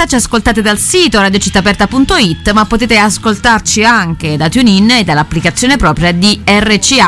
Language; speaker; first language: Italian; native; Italian